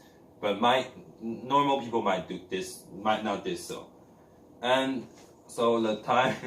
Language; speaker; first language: English; non-native, learner; Chinese